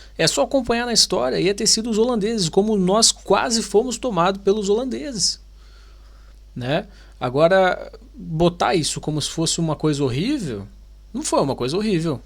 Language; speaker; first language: Portuguese; native; Portuguese